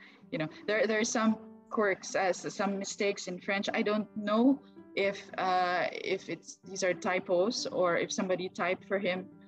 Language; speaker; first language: English; non-native, local second language; Filipino